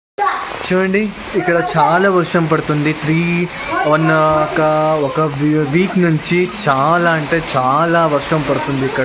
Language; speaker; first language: Telugu; non-native, local second language; Kannada